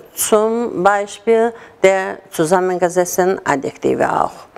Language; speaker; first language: German; non-native, fluent; Azerbaijani